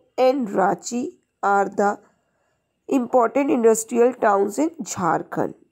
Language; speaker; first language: Hindi; native; Hindi